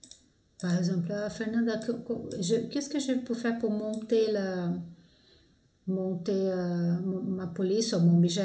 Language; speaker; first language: French; non-native, fluent; Portuguese